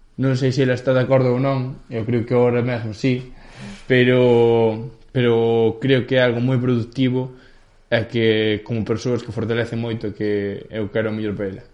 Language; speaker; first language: Galician; early bilingual, other home language; Spanish